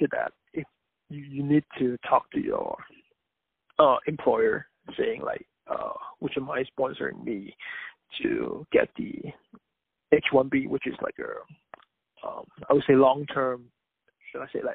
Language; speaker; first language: English; non-native, local second language; Cantonese